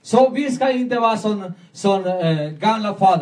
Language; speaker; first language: Swedish; non-native, learner; Spanish